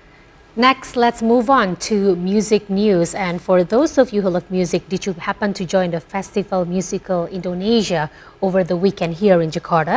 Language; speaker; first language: English; non-native, local second language; Indonesian